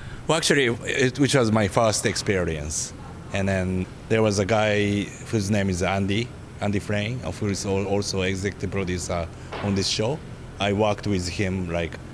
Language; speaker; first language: English; non-native, fluent; Japanese